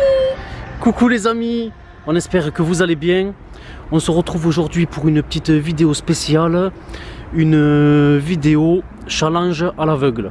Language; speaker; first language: French; native; French